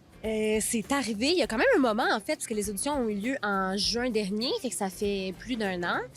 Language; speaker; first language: French; native; French